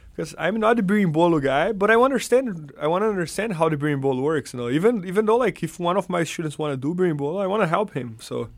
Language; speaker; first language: English; non-native, fluent; Portuguese